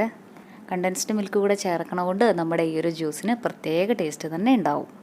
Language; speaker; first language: Malayalam; native; Malayalam